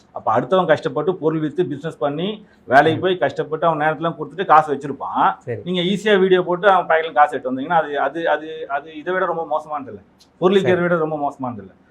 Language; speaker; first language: Tamil; non-native, local second language; Telugu